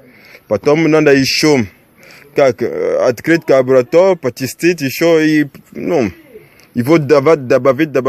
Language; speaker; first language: Russian; non-native, learner; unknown